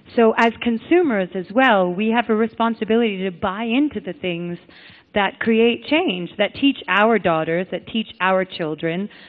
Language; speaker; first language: English; native; English